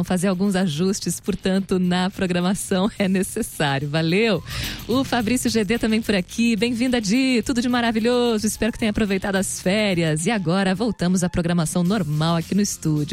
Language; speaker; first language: Portuguese; native; Portuguese